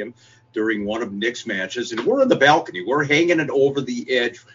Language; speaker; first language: English; native; English